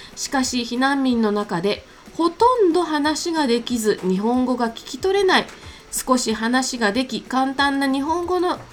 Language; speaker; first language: Japanese; native; Japanese